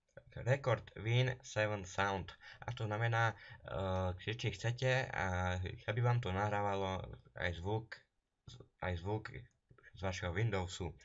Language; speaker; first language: Slovak; native; Slovak